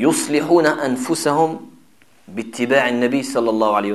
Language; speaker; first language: Arabic; non-native, fluent; French